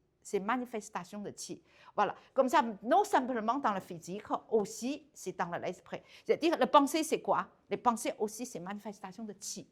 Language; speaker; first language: French; non-native, learner; Chinese